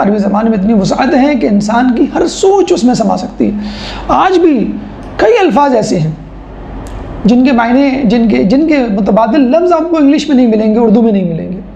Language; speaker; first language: Urdu; native; Urdu